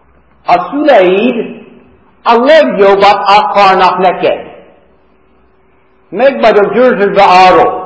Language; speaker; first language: Hungarian; non-native, fluent; English